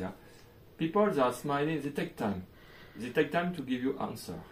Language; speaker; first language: English; non-native, learner; French